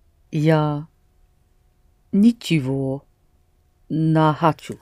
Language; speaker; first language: Russian; non-native, learner; English